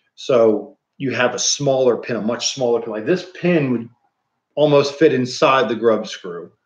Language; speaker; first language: English; native; English